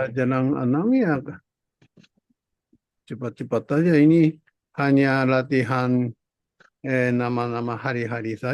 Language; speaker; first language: Indonesian; non-native, fluent; Japanese